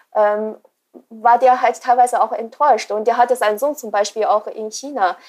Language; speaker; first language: German; non-native, fluent; Chinese